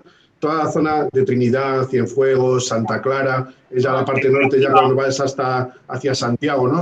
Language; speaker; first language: Spanish; native; Spanish